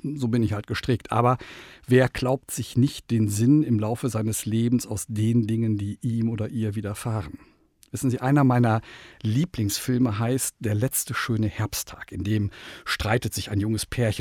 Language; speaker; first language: German; native; German